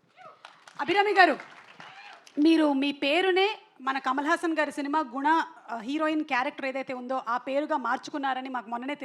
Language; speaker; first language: Telugu; native; Telugu